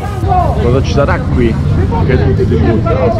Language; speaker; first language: Italian; native; Italian